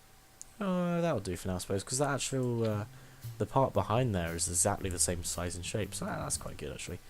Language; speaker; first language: English; native; English